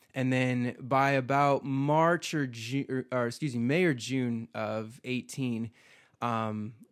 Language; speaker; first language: English; native; English